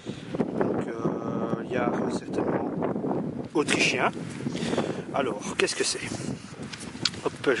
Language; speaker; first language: French; native; French